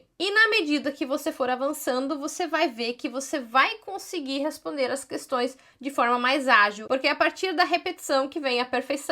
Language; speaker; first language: Portuguese; native; Portuguese